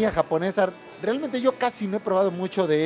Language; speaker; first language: Spanish; native; Spanish